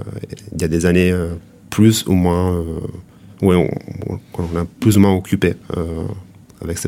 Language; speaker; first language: French; non-native, fluent; Italian